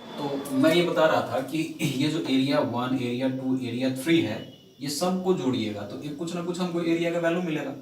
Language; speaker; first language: Hindi; native; Hindi